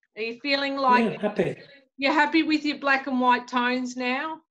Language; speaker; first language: English; native; English